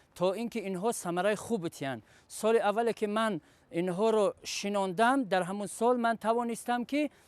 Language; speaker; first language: Tajik; non-native, local second language; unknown